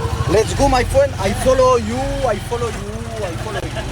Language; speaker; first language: English; non-native, learner; French